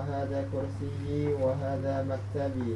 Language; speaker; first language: Arabic; non-native, learner; Indonesian